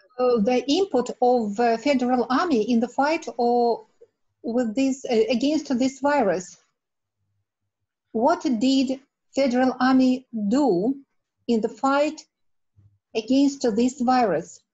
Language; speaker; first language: English; non-native, fluent; Russian